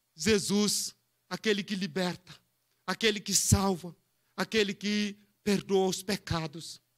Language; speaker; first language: Portuguese; non-native, fluent; Fula